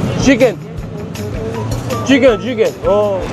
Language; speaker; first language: Chinese; non-native, learner; Thai